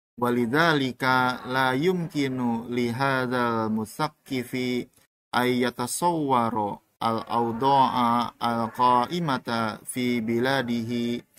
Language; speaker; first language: Arabic; non-native, fluent; Indonesian